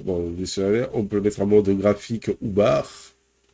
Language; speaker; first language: French; native; French